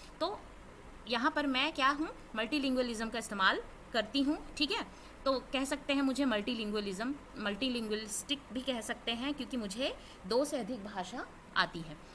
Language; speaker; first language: Hindi; non-native, local second language; Chhattisgarhi